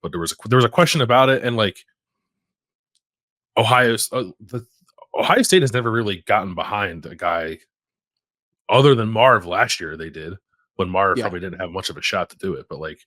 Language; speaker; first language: English; native; English